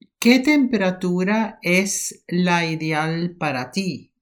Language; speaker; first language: Spanish; non-native, fluent; Norwegian